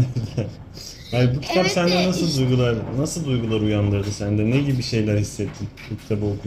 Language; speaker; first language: Turkish; native; Turkish